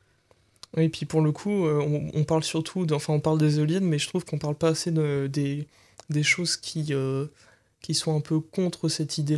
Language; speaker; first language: French; native; French